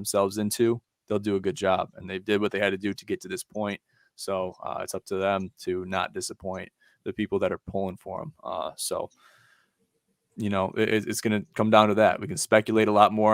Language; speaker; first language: English; native; English